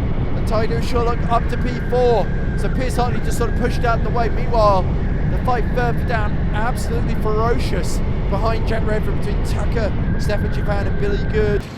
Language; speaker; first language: English; native; English